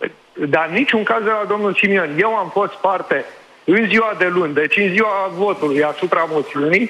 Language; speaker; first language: Romanian; native; Romanian